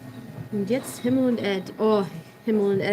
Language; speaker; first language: German; non-native, learner; English